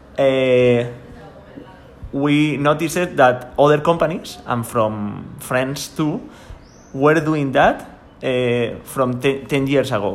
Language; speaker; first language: English; non-native, learner; Spanish